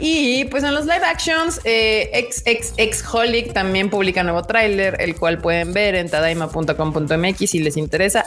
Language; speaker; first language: Spanish; native; Spanish